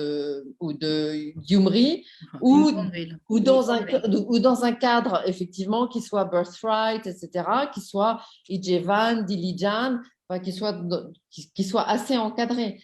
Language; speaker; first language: French; native; French